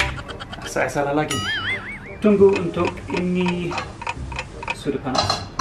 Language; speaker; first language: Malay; non-native, learner; English